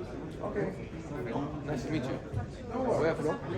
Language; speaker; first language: English; non-native, learner; Japanese